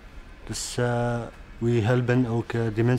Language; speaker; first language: Dutch; non-native, learner; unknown